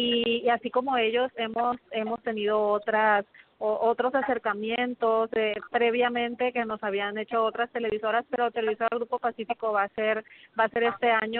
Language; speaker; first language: Spanish; native; Spanish